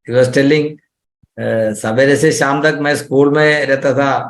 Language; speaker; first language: Hindi; non-native, local second language; Malayalam